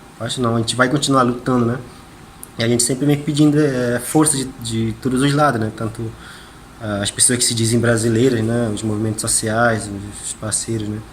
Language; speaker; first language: Portuguese; non-native, local second language; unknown